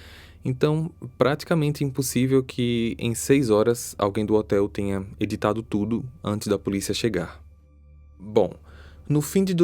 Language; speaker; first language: Portuguese; native; Portuguese